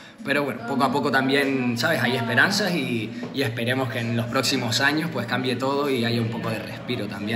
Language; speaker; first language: Spanish; native; Spanish